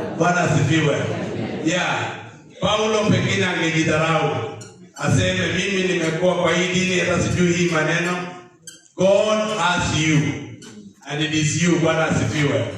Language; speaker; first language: Swahili; non-native, local second language; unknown